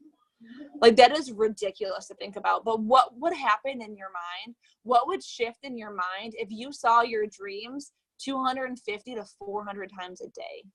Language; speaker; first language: English; native; English